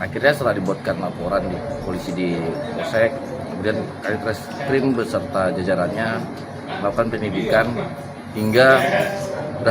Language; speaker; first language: Indonesian; native; Indonesian